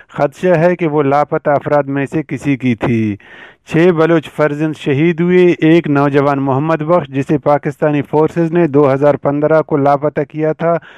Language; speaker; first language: Urdu; non-native, local second language; Baluchi